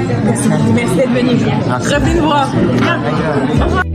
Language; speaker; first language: French; native; French